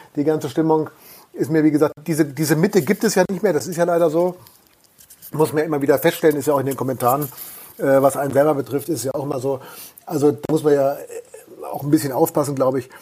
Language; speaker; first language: German; native; German